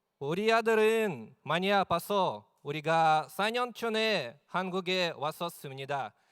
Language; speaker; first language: Korean; non-native, learner; Russian